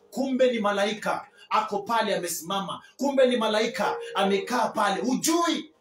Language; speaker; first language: Swahili; native; Swahili